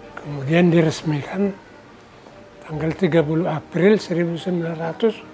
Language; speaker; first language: Indonesian; non-native, local second language; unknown